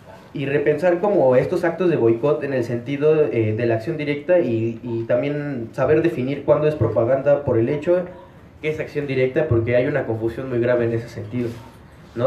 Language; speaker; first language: Spanish; native; Spanish